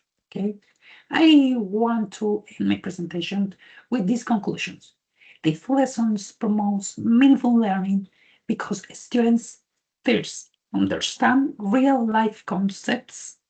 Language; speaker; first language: English; non-native, learner; Spanish